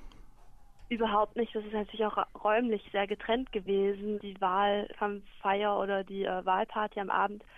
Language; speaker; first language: German; native; German